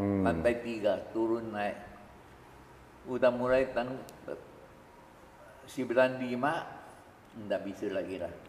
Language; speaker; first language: Indonesian; early bilingual, other home language; Min Nan Chinese